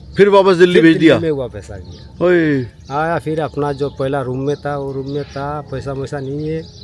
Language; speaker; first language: Hindi; non-native, fluent; Pashto